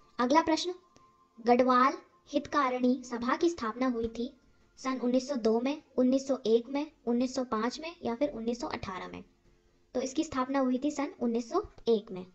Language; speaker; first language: Hindi; native; Hindi